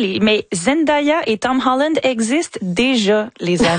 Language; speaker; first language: French; native; French